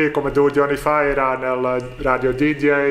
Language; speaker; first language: Italian; non-native, learner; Dutch